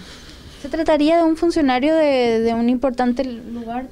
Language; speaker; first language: Spanish; native; Spanish